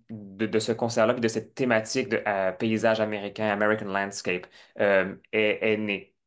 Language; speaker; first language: French; native; French